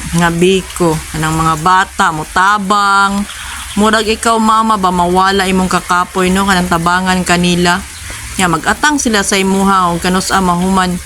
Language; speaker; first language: Cebuano; non-native, local second language; Hiligaynon